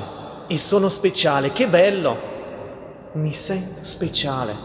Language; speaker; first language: Italian; non-native, fluent; Portuguese